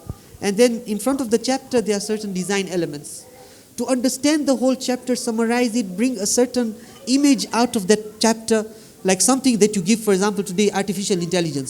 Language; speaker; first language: English; non-native, fluent; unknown